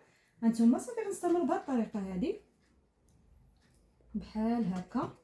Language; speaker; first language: Arabic; native; Arabic